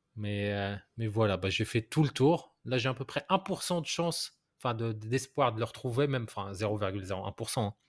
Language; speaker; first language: French; non-native, local second language; Arabic